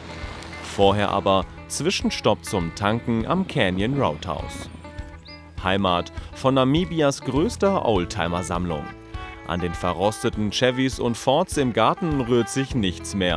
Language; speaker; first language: German; native; German